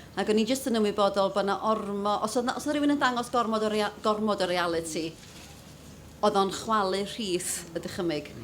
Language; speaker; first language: Welsh; native; Welsh